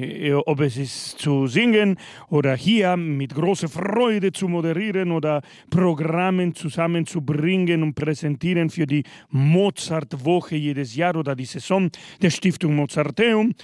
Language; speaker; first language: German; non-native, fluent; Spanish